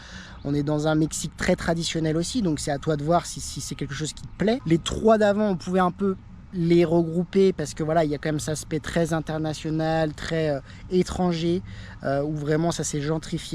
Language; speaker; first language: French; native; French